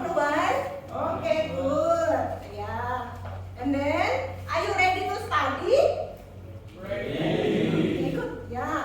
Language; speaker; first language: English; non-native, fluent; Indonesian